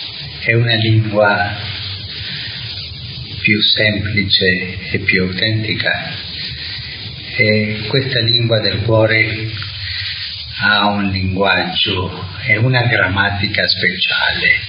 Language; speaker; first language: Italian; non-native, fluent; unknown